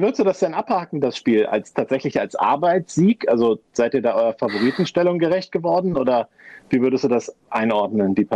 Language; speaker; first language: German; native; German